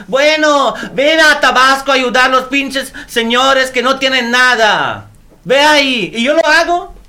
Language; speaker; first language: Spanish; non-native, fluent; Italian